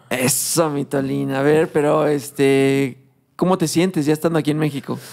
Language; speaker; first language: Spanish; native; Spanish